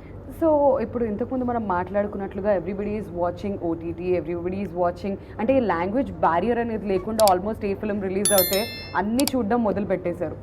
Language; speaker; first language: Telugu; native; Telugu